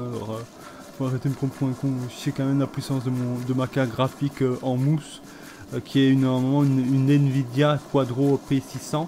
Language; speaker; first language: French; native; French